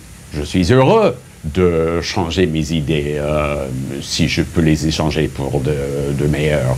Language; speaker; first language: French; non-native, fluent; English